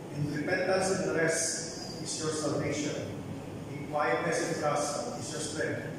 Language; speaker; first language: English; non-native, local second language; Filipino